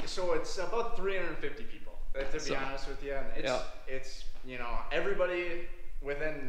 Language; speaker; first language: English; native; English